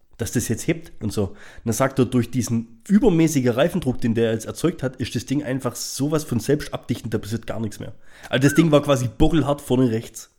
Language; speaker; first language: German; native; German